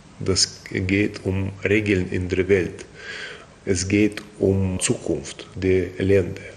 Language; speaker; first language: German; non-native, fluent; Russian